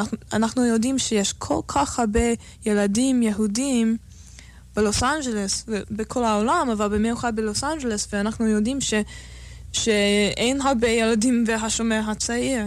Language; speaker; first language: Hebrew; non-native, fluent; English